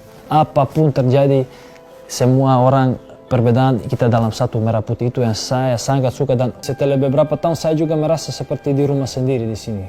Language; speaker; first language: Indonesian; non-native, fluent; Serbian